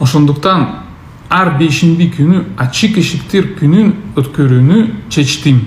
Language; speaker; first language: Kyrgyz; non-native, local second language; Russian